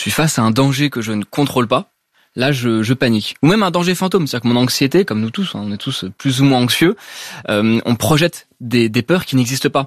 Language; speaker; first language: French; native; French